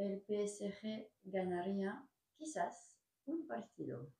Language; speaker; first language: Spanish; non-native, learner; French